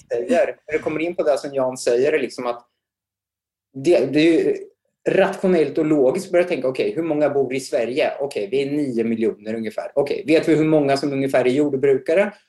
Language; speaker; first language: Swedish; native; Swedish